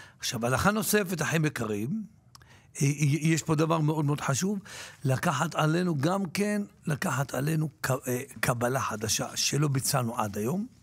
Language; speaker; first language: Hebrew; native; Hebrew